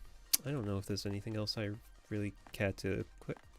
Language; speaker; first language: English; native; English